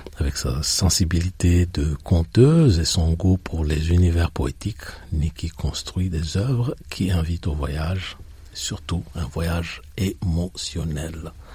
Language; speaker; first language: French; native; French